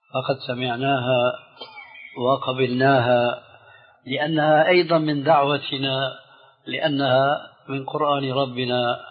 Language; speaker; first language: Arabic; early bilingual, other home language; Albanian